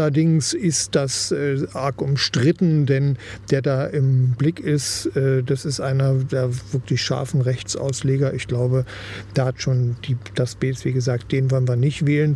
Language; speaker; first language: German; native; German